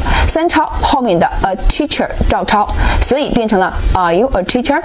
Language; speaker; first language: Chinese; native; Chinese